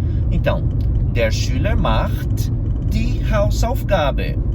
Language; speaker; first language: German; non-native, fluent; Portuguese